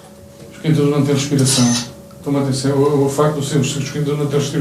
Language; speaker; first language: Portuguese; native; Portuguese